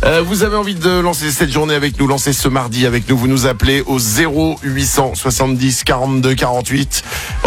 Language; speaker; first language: French; native; French